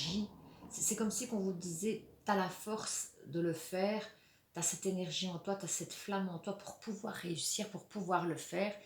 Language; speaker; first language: French; native; French